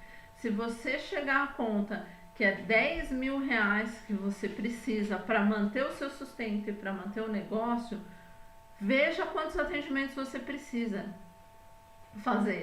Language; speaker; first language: Portuguese; native; Portuguese